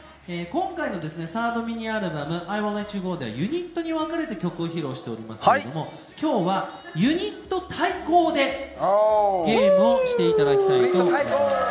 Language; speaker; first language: Japanese; native; Japanese